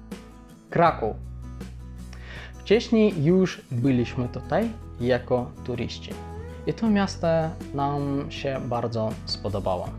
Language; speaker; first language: Polish; non-native, fluent; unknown